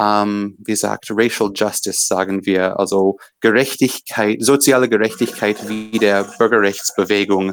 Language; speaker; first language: German; non-native, fluent; English